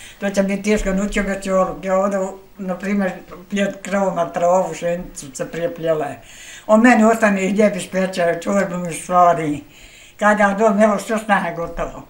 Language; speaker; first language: Bosnian; native; Bosnian